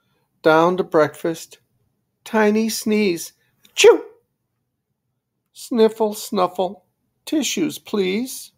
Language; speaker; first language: English; native; English